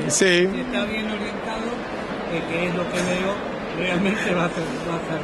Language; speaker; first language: Spanish; native; Spanish